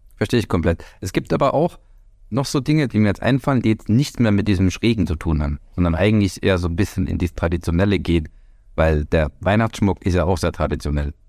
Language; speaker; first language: German; native; German